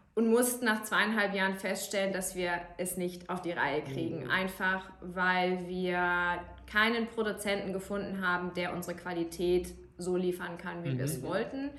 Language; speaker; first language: German; native; German